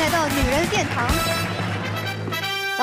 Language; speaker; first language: Chinese; native; Chinese